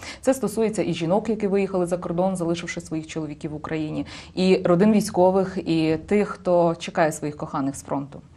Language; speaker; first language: Ukrainian; native; Ukrainian